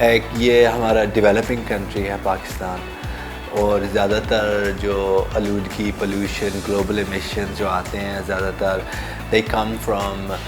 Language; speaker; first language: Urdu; early bilingual, heritage; Urdu